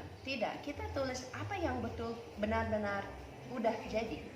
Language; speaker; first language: Indonesian; non-native, fluent; English